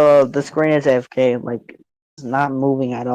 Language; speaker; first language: English; native; English